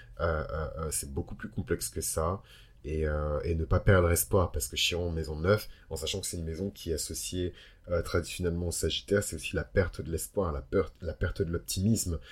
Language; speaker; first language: French; early bilingual, other home language; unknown